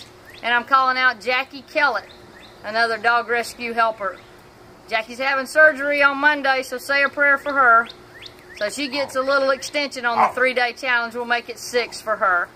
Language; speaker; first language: English; native; English